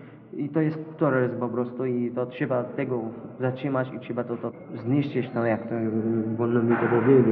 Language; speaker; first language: Polish; non-native, fluent; Arabic